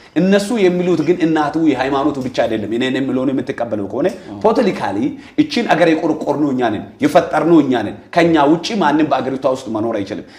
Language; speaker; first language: Amharic; non-native, local second language; Oromo